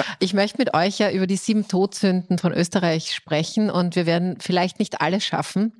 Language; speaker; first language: German; native; German